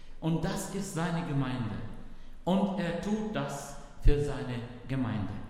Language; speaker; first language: German; non-native, fluent; Arabic